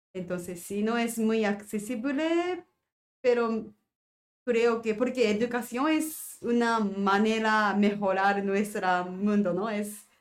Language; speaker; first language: Spanish; non-native, learner; Japanese